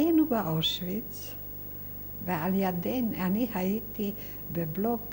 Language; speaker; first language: Hebrew; non-native, fluent; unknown